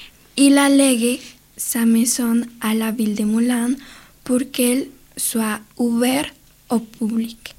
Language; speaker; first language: French; non-native, learner; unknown